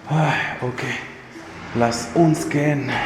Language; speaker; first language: German; non-native, learner; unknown